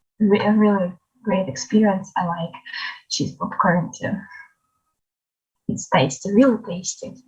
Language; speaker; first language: English; non-native, learner; Ukrainian